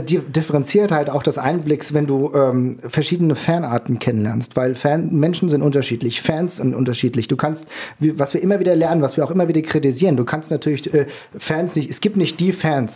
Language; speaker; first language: German; native; German